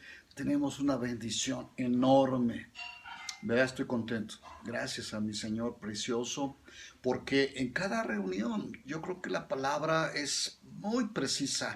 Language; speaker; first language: Spanish; native; Spanish